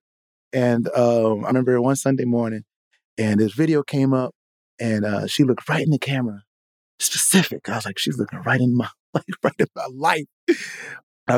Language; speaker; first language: English; native; English